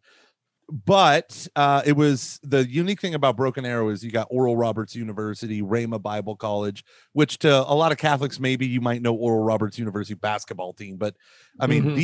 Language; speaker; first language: English; native; English